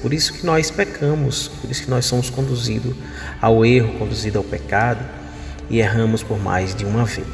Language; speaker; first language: Portuguese; native; Portuguese